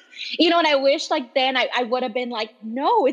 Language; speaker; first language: English; early bilingual, other home language; Spanish